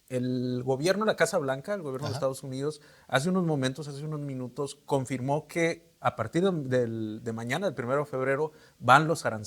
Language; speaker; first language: Spanish; native; Spanish